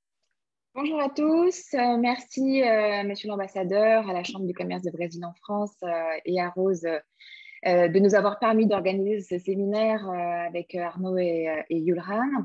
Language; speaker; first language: French; native; French